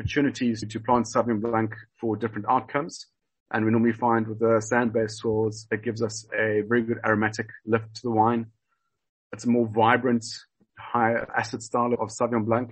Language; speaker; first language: English; native; English